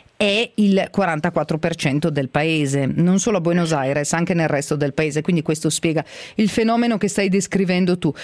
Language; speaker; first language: Italian; native; Italian